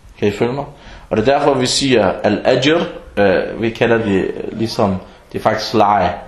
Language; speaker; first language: Danish; non-native, fluent; Arabic